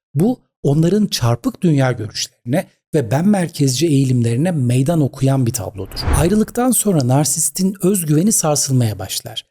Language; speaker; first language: Turkish; native; Turkish